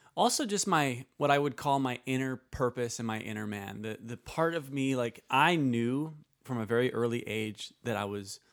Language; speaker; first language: English; early bilingual, other home language; Icelandic